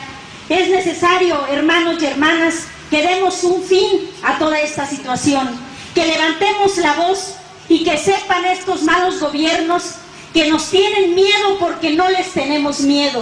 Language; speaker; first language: Spanish; native; Spanish